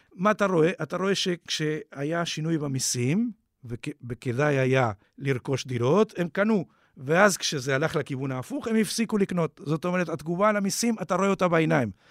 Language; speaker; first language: Hebrew; non-native, fluent; Spanish